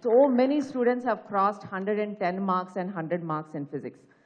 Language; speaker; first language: English; non-native, local second language; Telugu